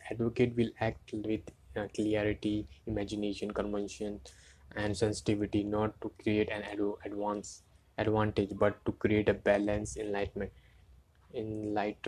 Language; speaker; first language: English; non-native, local second language; Hindi